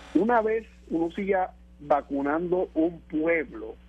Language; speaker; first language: Spanish; native; Spanish